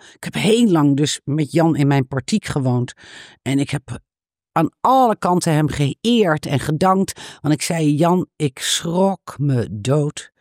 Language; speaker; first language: Dutch; native; Dutch